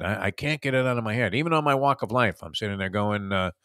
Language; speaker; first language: English; native; English